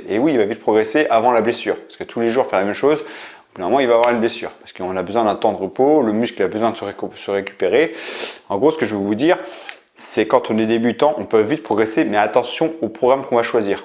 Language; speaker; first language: French; native; French